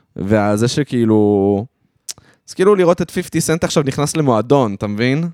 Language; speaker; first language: Hebrew; early bilingual, other home language; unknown